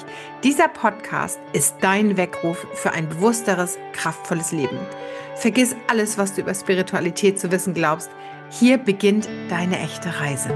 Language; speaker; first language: German; native; German